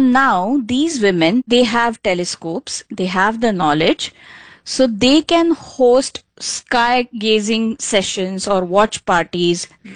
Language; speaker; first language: English; non-native, local second language; Marathi